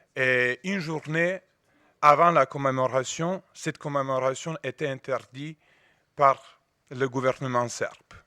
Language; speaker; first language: French; non-native, fluent; Serbian